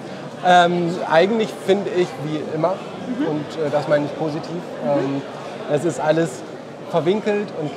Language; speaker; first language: German; native; German